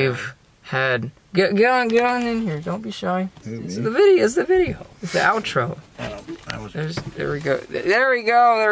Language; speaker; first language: English; native; English